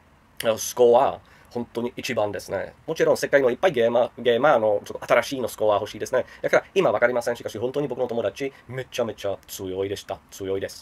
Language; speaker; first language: Japanese; non-native, learner; Czech